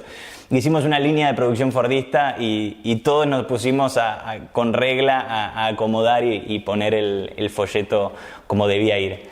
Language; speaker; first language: Spanish; native; Spanish